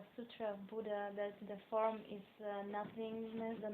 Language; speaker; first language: English; non-native, fluent; Bulgarian